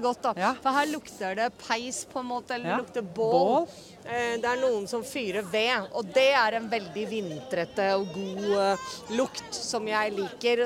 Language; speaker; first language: Norwegian; native; Norwegian